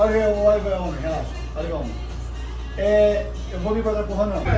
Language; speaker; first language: Portuguese; native; Portuguese